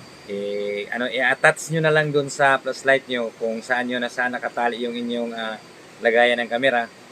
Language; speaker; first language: Filipino; non-native, local second language; Cebuano